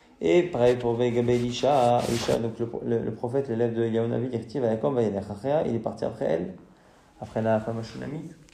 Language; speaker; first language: French; native; French